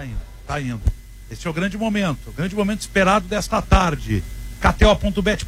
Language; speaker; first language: Portuguese; native; Portuguese